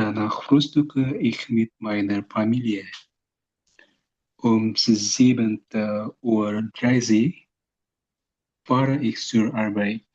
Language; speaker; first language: German; non-native, learner; Indonesian